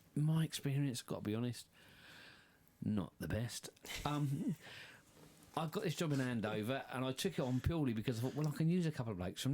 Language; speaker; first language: English; native; English